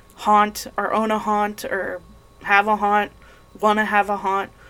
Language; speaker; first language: English; native; English